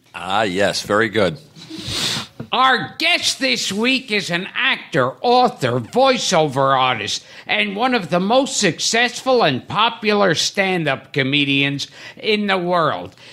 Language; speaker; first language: English; native; English